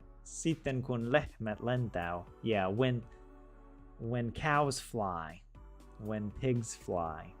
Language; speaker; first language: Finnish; non-native, learner; English